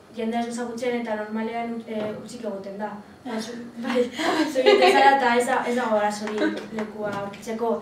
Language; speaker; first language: Basque; non-native, local second language; Spanish